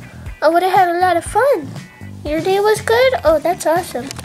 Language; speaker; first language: English; native; English